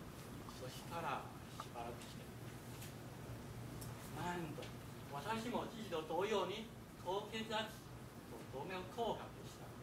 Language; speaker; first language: Japanese; non-native, fluent; Chinese